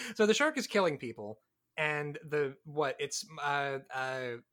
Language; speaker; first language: English; native; English